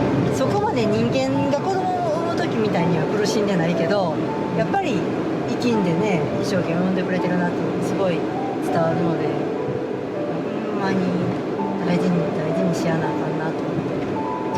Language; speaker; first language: Japanese; native; Japanese